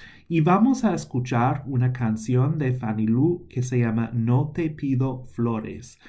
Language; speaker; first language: Spanish; non-native, fluent; English